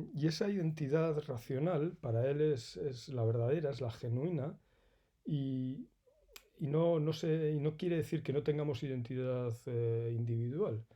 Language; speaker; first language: Spanish; native; Spanish